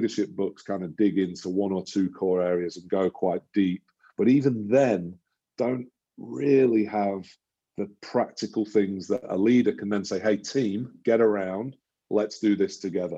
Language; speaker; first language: English; native; English